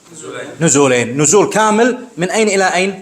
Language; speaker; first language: Arabic; native; Arabic